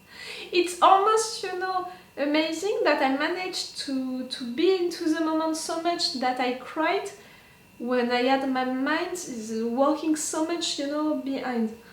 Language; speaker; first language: English; non-native, fluent; French